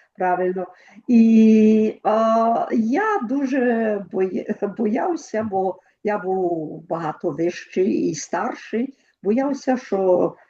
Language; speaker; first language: Ukrainian; early bilingual, other home language; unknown